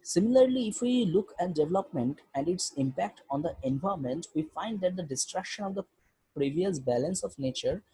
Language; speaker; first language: English; non-native, local second language; Bangla